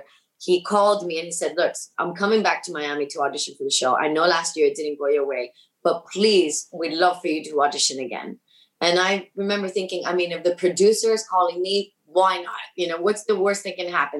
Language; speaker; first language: English; early bilingual, other home language; Spanish